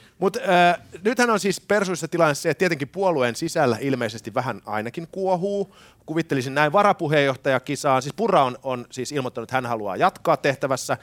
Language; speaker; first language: Finnish; native; Finnish